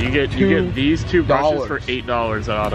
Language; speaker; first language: English; native; English